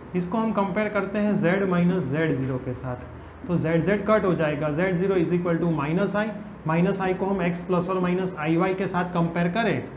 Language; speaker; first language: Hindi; non-native, local second language; Gujarati